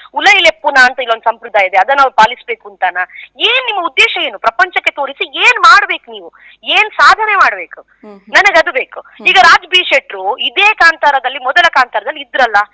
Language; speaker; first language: Kannada; non-native, local second language; Tulu